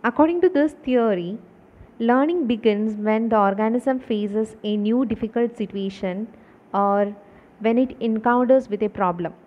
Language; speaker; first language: English; non-native, local second language; Malayalam